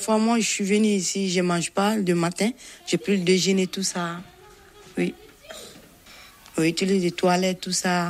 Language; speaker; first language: French; non-native, local second language; Bambara